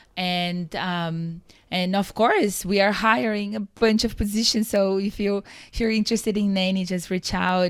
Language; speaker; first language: English; non-native, fluent; Portuguese